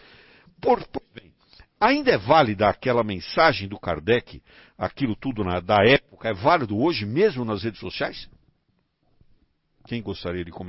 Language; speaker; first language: Portuguese; native; Portuguese